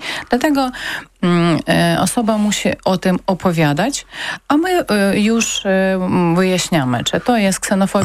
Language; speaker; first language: Polish; non-native, learner; Ukrainian